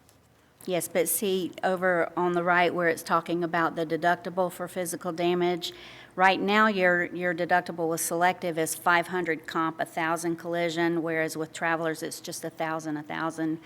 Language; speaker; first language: English; native; English